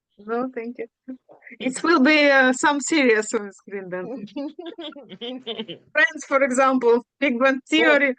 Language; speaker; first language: English; non-native, learner; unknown